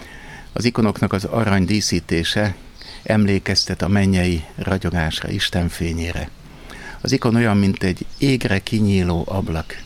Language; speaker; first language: Hungarian; native; Hungarian